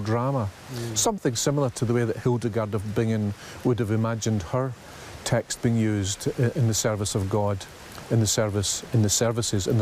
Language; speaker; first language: English; native; English